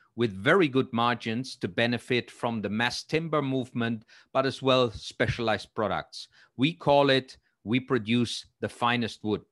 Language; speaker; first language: English; non-native, fluent; German